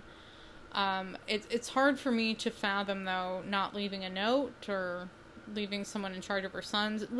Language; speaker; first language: English; native; English